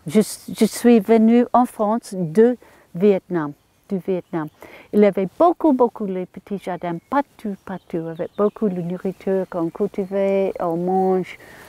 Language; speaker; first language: French; non-native, learner; English